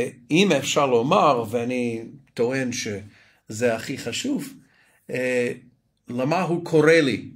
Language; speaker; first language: Hebrew; non-native, fluent; English